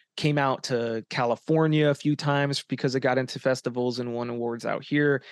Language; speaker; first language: English; native; English